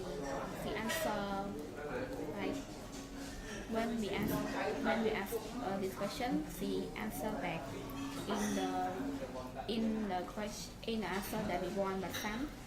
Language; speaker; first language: English; non-native, learner; Khmer